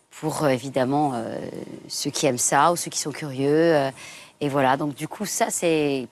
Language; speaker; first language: French; non-native, fluent; English